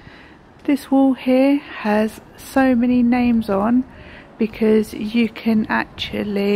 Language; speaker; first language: English; native; English